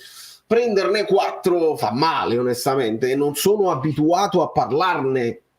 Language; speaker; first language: Italian; native; Italian